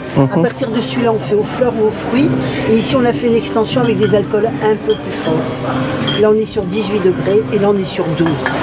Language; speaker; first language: French; native; French